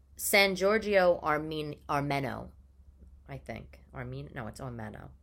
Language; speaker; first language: English; early bilingual, other home language; Italian